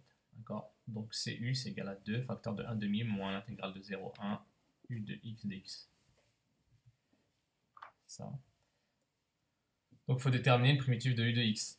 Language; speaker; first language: French; native; French